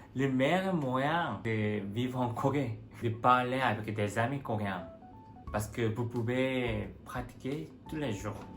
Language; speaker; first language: French; non-native, fluent; Korean